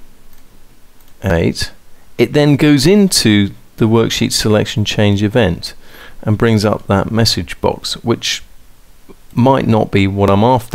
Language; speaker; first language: English; native; English